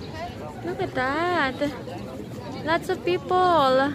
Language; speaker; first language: English; non-native, fluent; Filipino